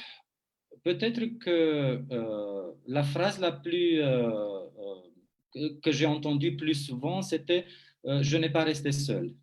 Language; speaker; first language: French; non-native, fluent; Romanian